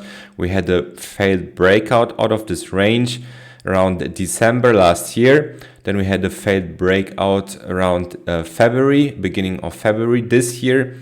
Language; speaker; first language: English; non-native, fluent; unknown